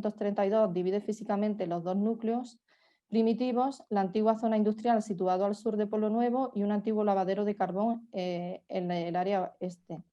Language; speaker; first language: Spanish; native; Spanish